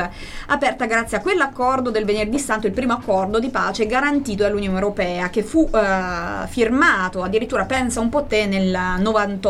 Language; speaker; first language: Italian; native; Italian